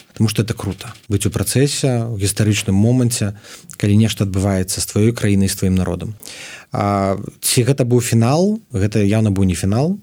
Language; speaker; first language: Belarusian; native; Belarusian